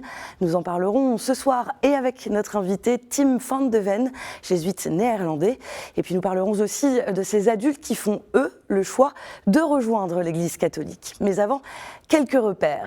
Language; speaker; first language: French; native; French